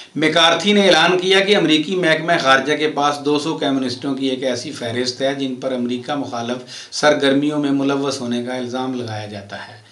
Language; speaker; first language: Urdu; non-native, local second language; Punjabi